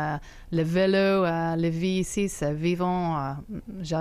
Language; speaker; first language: French; non-native, fluent; English